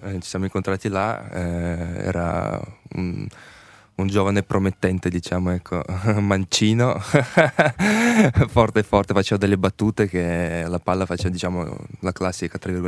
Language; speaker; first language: Italian; early bilingual, other home language; Russian